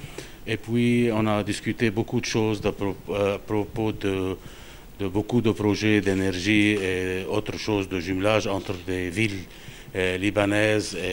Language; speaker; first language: French; non-native, local second language; Arabic